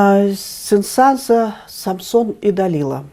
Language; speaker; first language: Russian; native; Russian